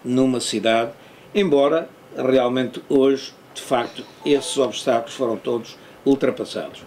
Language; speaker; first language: Portuguese; native; Portuguese